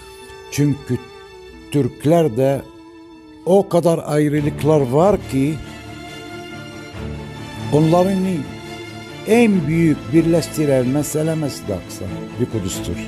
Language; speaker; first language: Turkish; non-native, fluent; Arabic